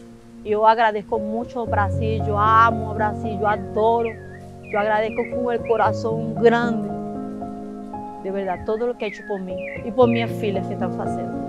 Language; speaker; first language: Portuguese; non-native, learner; Spanish